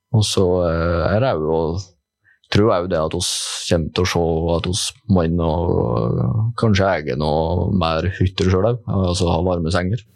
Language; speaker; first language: Norwegian; native; Norwegian